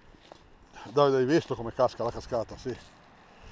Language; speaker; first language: Italian; native; Italian